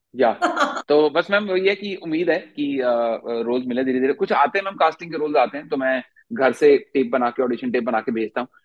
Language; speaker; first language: Hindi; native; Hindi